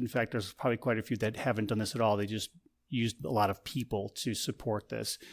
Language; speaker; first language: English; native; English